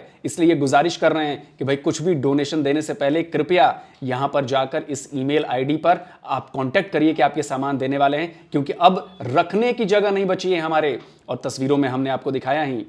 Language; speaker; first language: Hindi; native; Hindi